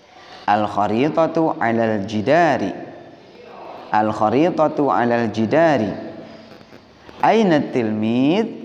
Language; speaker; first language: Arabic; non-native, fluent; Indonesian